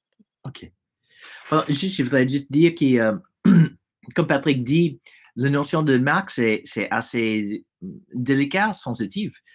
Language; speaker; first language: French; non-native, fluent; English